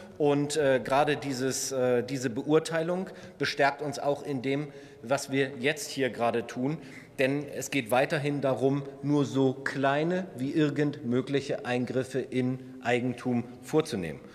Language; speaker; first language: German; native; German